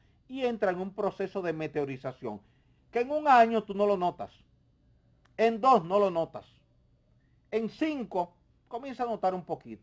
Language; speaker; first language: Spanish; native; Spanish